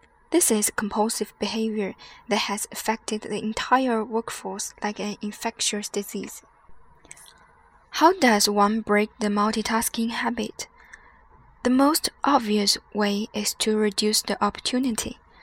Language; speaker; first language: English; non-native, fluent; Chinese